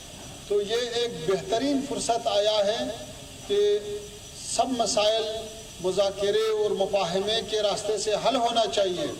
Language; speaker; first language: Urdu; non-native, fluent; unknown